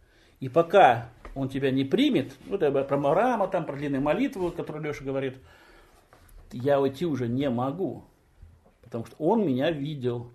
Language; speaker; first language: Russian; native; Russian